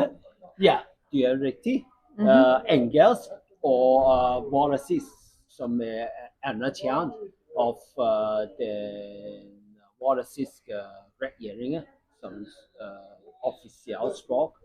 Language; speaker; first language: Norwegian; non-native, learner; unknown